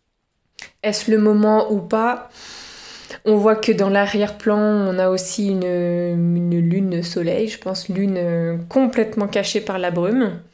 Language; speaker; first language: French; native; French